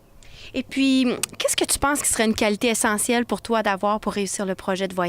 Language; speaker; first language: French; native; French